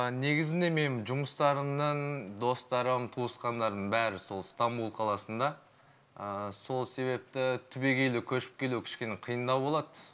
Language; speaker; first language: Kazakh; early bilingual, heritage; Kazakh